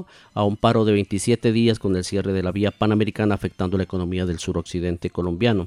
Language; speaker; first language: Spanish; native; Spanish